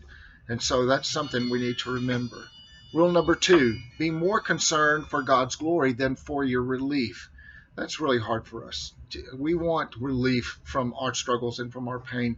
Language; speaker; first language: English; native; English